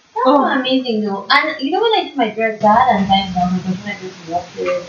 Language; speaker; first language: English; non-native, local second language; Yoruba